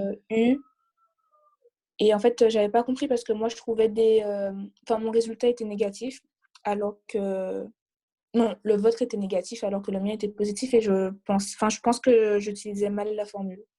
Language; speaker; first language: French; native; French